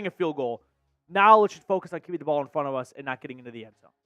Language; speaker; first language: English; native; English